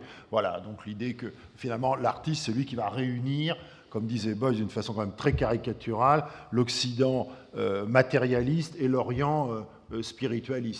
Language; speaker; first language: French; native; French